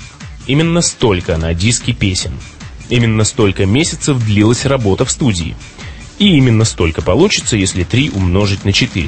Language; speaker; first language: Russian; native; Russian